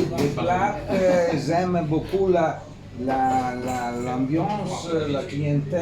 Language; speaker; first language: French; non-native, fluent; Italian